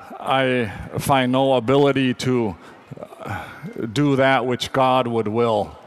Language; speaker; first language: English; native; English